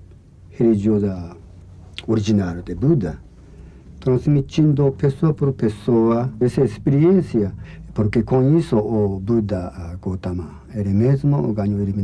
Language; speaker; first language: Portuguese; non-native, learner; Japanese